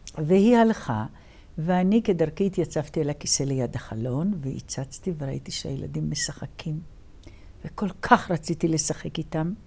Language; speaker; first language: Hebrew; early bilingual, other home language; Polish